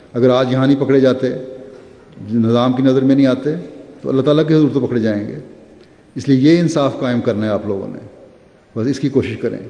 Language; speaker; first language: Urdu; native; Urdu